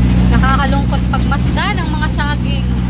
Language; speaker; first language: Filipino; native; Filipino